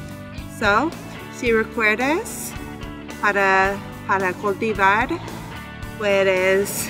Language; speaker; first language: Spanish; non-native, learner; English